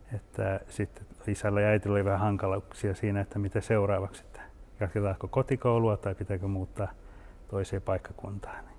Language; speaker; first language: Finnish; early bilingual, heritage; Finnish